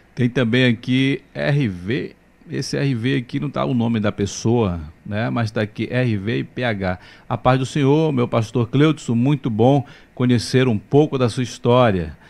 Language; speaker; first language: Portuguese; native; Portuguese